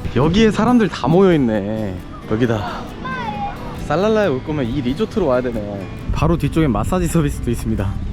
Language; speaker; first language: Korean; native; Korean